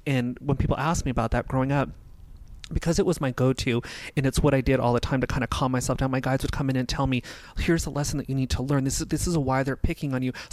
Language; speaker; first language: English; native; English